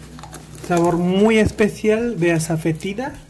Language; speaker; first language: Spanish; non-native, fluent; Hindi